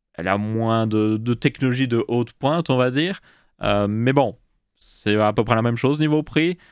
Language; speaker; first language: French; native; French